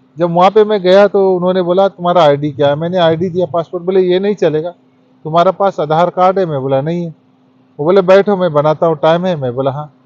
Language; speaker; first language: Hindi; early bilingual, heritage; Hindi